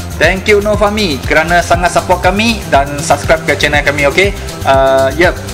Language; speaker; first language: Malay; non-native, local second language; Min Nan Chinese